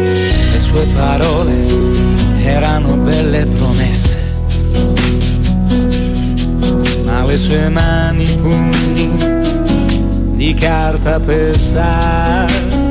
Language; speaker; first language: Italian; native; Italian